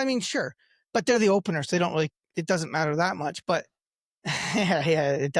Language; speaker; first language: English; native; English